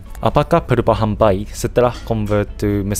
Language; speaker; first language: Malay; non-native, fluent; Japanese